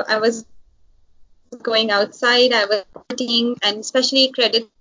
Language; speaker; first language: English; non-native, local second language; Urdu